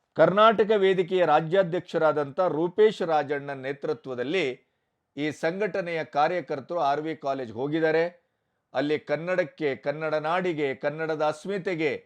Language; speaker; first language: Kannada; native; Kannada